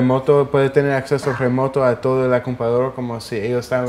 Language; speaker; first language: Spanish; early bilingual, heritage; English